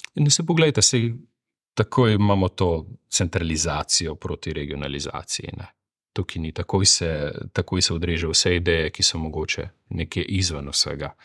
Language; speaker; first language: Slovenian; native; Slovenian